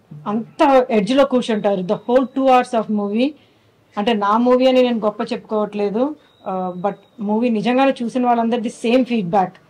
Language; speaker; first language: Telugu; early bilingual, heritage; Telugu